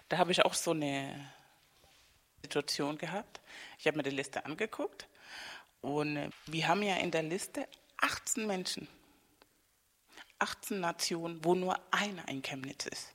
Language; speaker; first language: German; non-native, fluent; Spanish